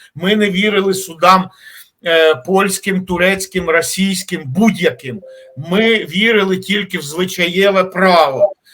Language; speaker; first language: Ukrainian; native; Ukrainian